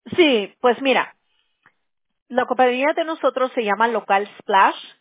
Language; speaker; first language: Spanish; early bilingual, heritage; Spanish